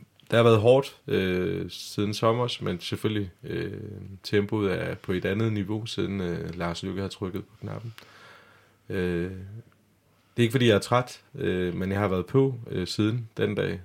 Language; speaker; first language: Danish; non-native, fluent; Turkish